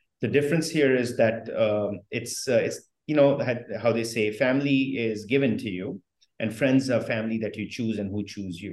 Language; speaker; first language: English; non-native, local second language; Hindi